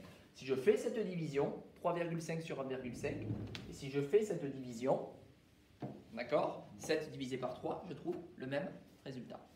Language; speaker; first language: French; native; French